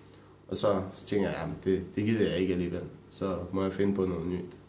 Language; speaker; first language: Danish; early bilingual, other home language; Romanian